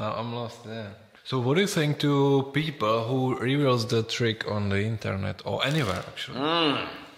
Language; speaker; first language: English; non-native, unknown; Czech